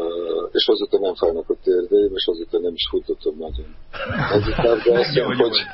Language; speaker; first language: Hungarian; non-native, fluent; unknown